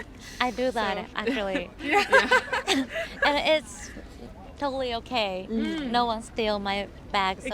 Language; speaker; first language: English; non-native, learner; Japanese